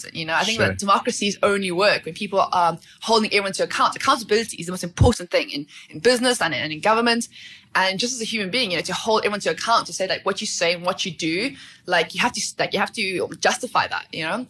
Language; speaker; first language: English; native; English